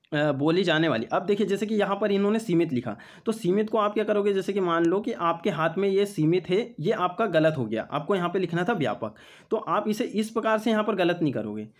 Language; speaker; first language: Hindi; native; Hindi